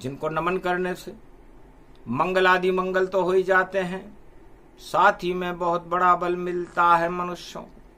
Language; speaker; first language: Hindi; native; Hindi